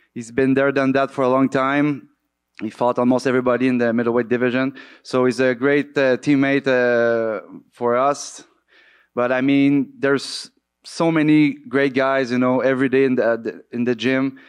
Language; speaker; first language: English; native; English